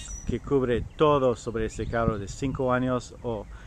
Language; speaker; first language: Spanish; non-native, learner; French